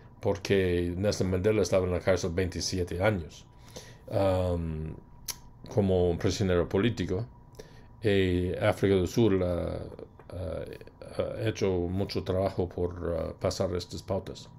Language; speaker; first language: Spanish; non-native, fluent; English